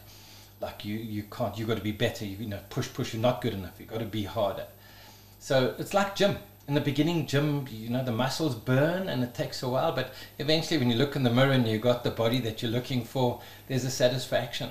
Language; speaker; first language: English; native; English